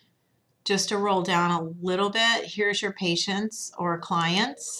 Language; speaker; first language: English; native; English